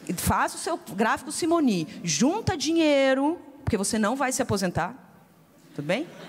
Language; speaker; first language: Portuguese; native; Portuguese